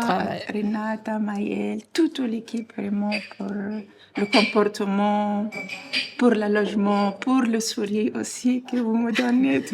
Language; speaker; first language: French; non-native, local second language; Arabic